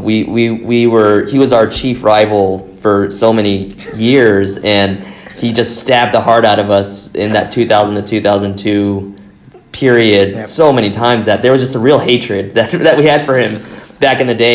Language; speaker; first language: English; native; English